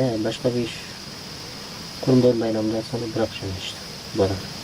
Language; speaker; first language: Turkish; non-native, learner; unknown